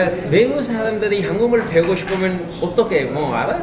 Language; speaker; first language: Korean; non-native, learner; Urdu